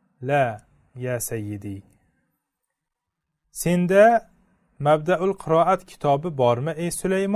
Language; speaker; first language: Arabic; non-native, fluent; Uzbek